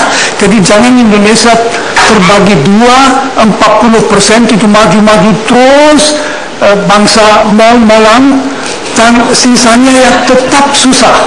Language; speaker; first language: Indonesian; non-native, fluent; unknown